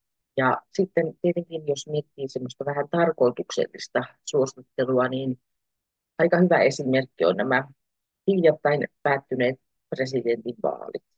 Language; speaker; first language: Finnish; native; Finnish